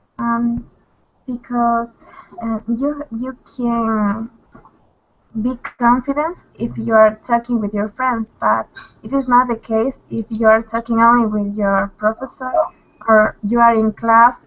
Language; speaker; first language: English; non-native, learner; Spanish